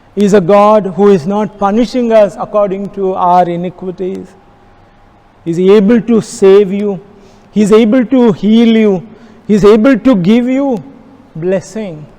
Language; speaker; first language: English; non-native, local second language; Kannada